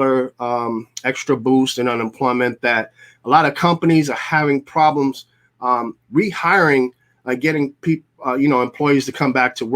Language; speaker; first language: English; native; English